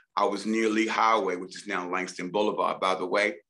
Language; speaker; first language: English; native; English